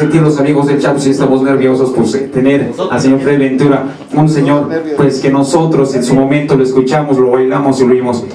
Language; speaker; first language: Spanish; native; Spanish